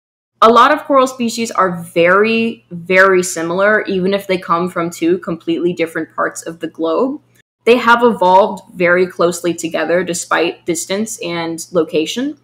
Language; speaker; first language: English; native; English